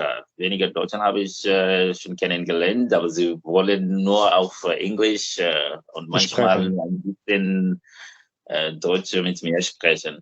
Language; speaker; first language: German; non-native, fluent; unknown